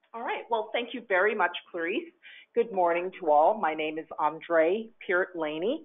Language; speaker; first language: English; native; English